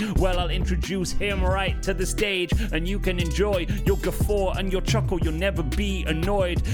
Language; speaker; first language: English; native; English